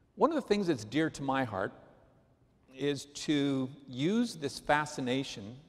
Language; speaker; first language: English; native; English